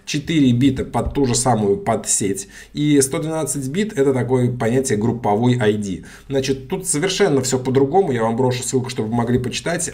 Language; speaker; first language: Russian; native; Russian